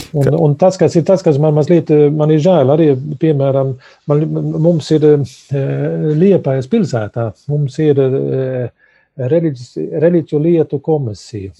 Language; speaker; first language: Latvian; early bilingual, heritage; Latvian